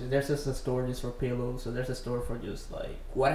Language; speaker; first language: English; non-native, fluent; Spanish